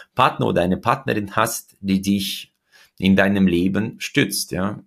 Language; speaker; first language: German; early bilingual, other home language; Russian